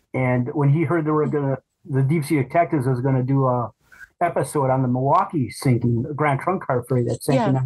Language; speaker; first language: English; native; English